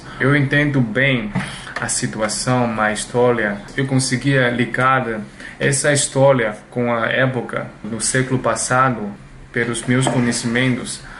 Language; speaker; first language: Portuguese; non-native, learner; Chinese